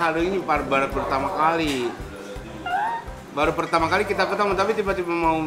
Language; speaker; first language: Indonesian; non-native, fluent; Japanese